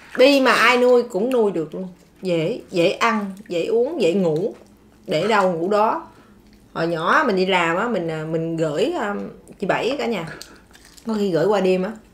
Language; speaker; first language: Vietnamese; native; Vietnamese